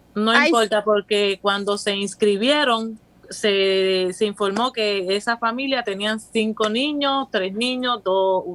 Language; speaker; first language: Spanish; native; Spanish